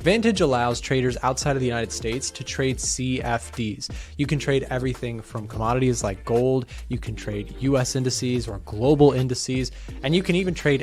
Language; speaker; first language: English; native; English